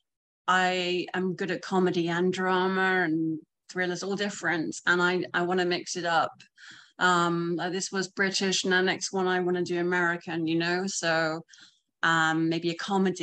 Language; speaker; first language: English; native; English